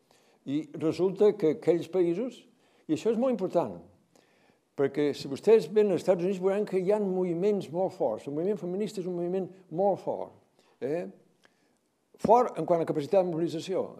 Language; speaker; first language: Catalan; native; Catalan